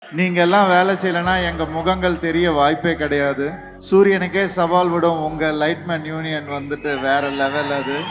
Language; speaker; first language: Tamil; native; Tamil